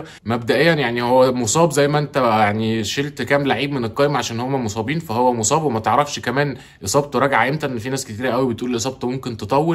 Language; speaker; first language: Arabic; native; Arabic